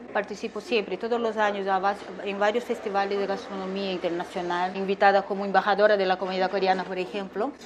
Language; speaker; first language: Spanish; non-native, fluent; Korean